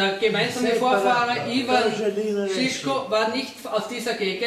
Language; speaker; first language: German; non-native, fluent; Slovenian